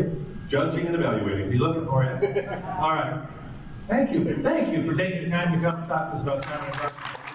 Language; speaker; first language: English; native; English